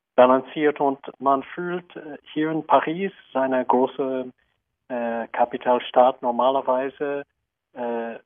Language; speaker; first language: German; non-native, fluent; English